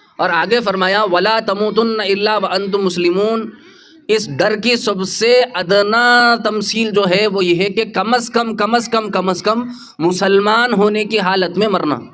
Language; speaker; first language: Urdu; native; Urdu